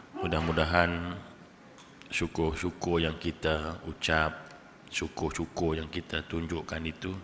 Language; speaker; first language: Malay; native; Malay